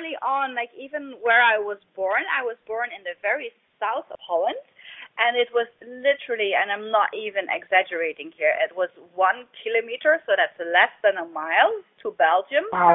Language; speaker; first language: English; non-native, fluent; Dutch